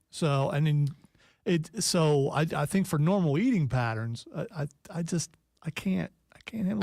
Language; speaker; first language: English; native; English